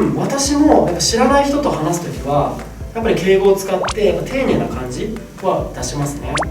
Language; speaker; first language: Japanese; native; Japanese